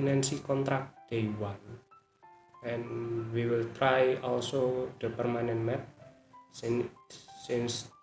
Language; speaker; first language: English; non-native, learner; Indonesian